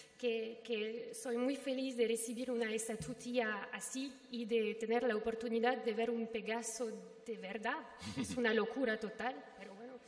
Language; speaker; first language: Spanish; non-native, fluent; French